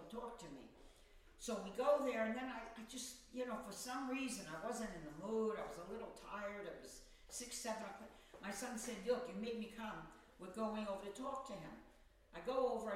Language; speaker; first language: English; native; English